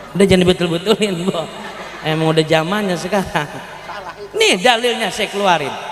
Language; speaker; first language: Indonesian; native; Indonesian